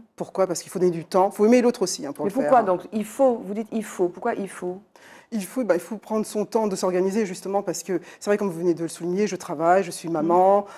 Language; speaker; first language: French; native; French